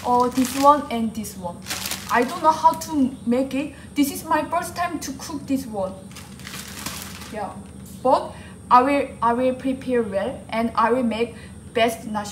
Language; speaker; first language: English; non-native, learner; Korean